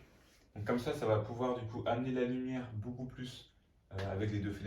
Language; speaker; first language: French; native; French